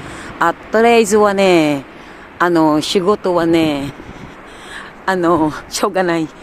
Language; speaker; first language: Japanese; non-native, learner; Filipino